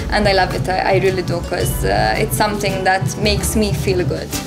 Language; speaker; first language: English; non-native, fluent; Serbian